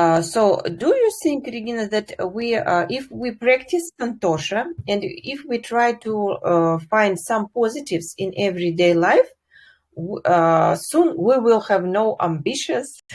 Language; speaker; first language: English; non-native, fluent; Russian